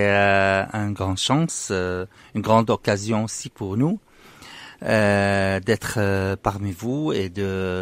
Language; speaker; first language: French; non-native, fluent; Arabic